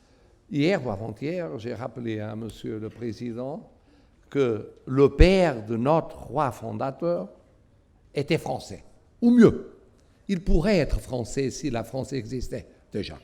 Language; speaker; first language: French; non-native, fluent; Portuguese